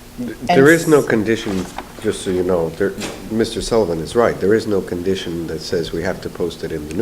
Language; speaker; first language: English; native; English